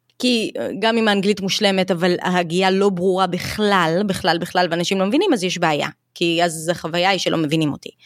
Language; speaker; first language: Hebrew; native; Hebrew